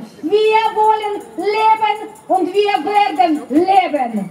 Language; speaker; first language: German; non-native, fluent; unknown